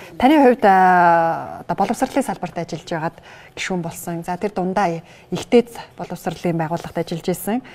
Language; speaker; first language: Mongolian; native; Mongolian